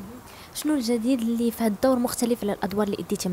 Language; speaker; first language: Arabic; native; Arabic